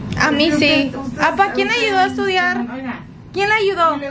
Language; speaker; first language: Spanish; early bilingual, heritage; Spanish